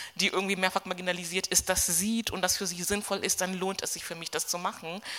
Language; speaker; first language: German; non-native, fluent; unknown